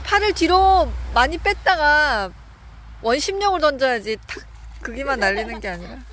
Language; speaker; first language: Korean; native; Korean